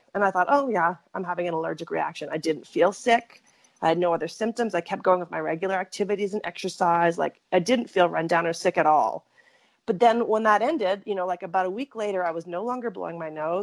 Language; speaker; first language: English; native; English